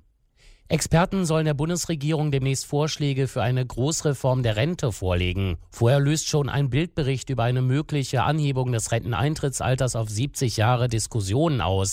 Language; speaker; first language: German; native; German